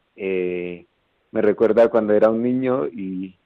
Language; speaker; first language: Spanish; native; Spanish